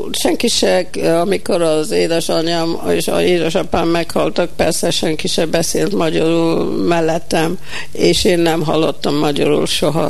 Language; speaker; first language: Hungarian; early bilingual, heritage; Hungarian